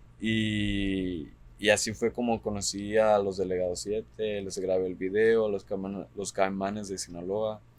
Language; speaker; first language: Spanish; early bilingual, heritage; Spanish